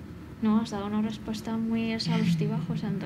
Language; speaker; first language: Spanish; native; Spanish